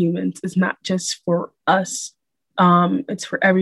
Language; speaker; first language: English; native; English